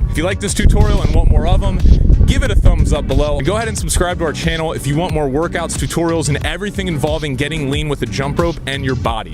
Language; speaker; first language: English; native; English